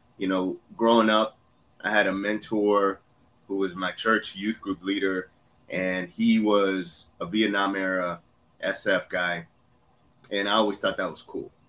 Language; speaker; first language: English; early bilingual, other home language; Spanish